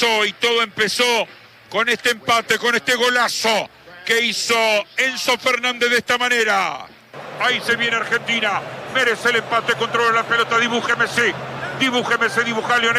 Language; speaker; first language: Spanish; native; Spanish